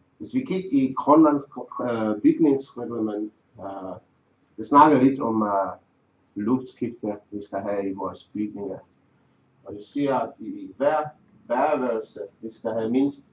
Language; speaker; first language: Danish; non-native, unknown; Czech